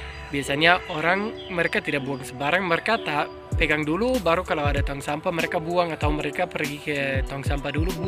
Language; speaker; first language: Indonesian; non-native, fluent; German